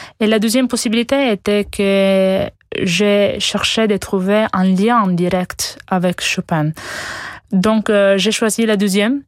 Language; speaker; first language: French; non-native, fluent; Italian